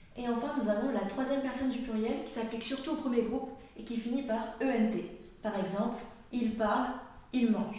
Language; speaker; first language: French; native; French